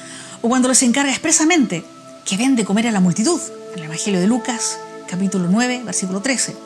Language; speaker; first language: Spanish; native; Spanish